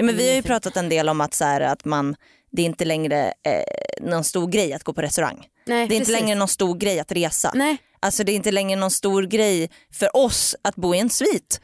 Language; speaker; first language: Swedish; native; Swedish